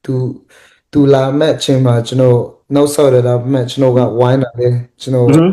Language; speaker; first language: Burmese; early bilingual, heritage; Burmese